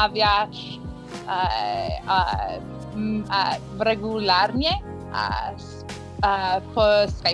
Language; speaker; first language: Polish; early bilingual, heritage; Polish